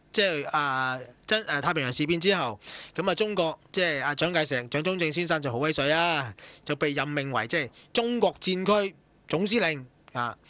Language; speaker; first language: Cantonese; native; Cantonese